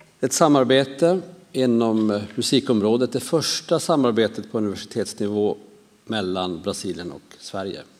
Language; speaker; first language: Swedish; native; Swedish